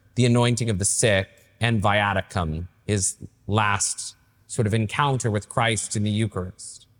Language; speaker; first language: English; native; English